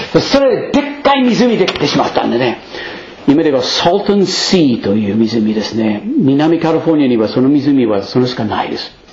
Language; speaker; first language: Japanese; non-native, fluent; English